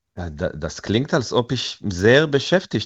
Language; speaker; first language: German; non-native, fluent; Hebrew